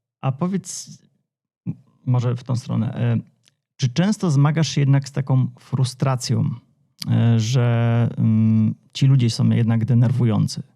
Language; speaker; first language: Polish; native; Polish